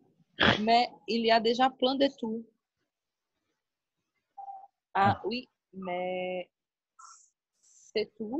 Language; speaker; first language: French; non-native, learner; Portuguese